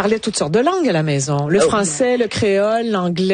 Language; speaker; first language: French; native; French